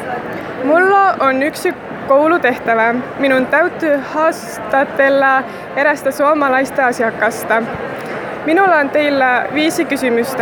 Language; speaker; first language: Finnish; non-native, learner; Estonian